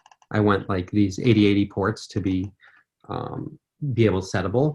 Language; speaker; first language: English; native; English